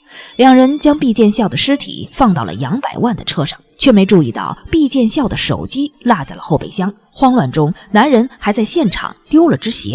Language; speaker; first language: Chinese; native; Chinese